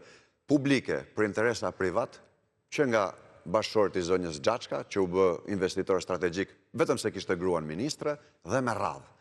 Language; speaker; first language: Albanian; native; Albanian